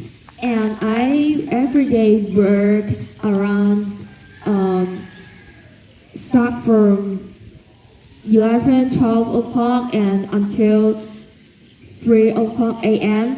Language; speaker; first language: English; non-native, fluent; Cantonese